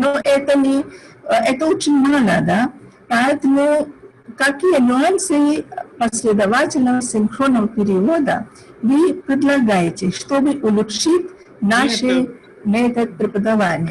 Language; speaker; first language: Russian; non-native, fluent; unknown